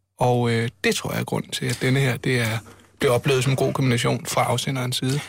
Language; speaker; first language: Danish; native; Danish